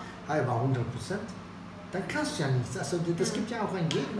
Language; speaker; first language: German; non-native, fluent; Swedish